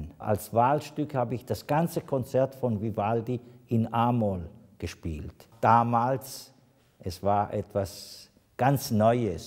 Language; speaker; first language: German; non-native, fluent; Italian